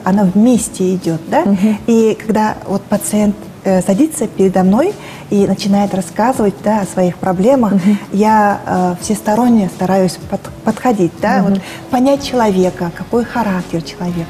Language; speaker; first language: Russian; native; Russian